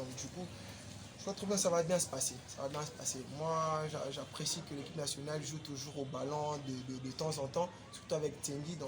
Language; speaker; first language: French; non-native, local second language; Lingala